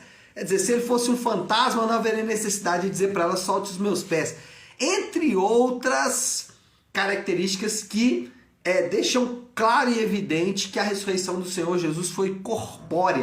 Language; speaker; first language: Portuguese; native; Portuguese